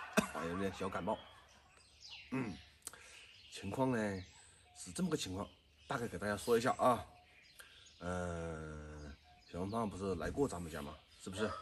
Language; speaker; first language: Chinese; native; Chinese